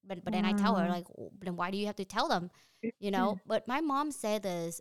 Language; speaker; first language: English; early bilingual, other home language; Vietnamese